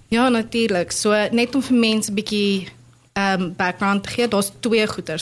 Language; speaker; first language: Afrikaans; native; Afrikaans